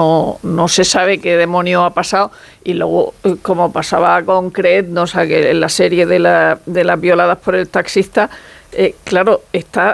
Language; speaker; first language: Spanish; native; Spanish